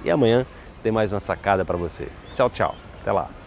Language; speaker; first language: Portuguese; native; Portuguese